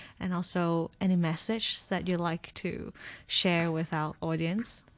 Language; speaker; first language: English; non-native, local second language; Cantonese